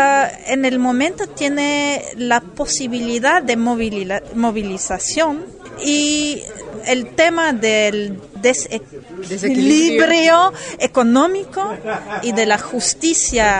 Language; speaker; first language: Spanish; non-native, fluent; German